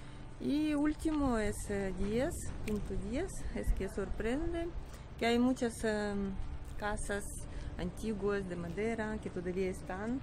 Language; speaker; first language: Spanish; non-native, learner; Russian